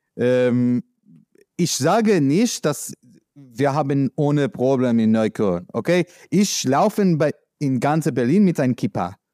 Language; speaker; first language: German; non-native, learner; English